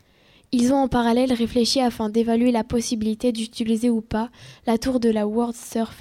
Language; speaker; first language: French; native; French